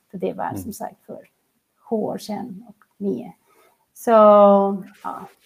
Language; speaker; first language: Swedish; non-native, fluent; Catalan